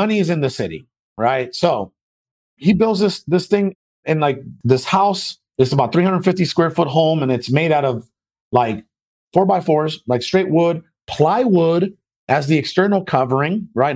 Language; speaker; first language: English; early bilingual, other home language; Spanish